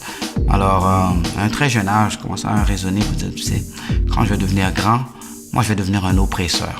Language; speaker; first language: French; early bilingual, other home language; Haitian Creole